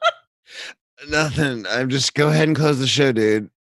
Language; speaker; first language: English; native; English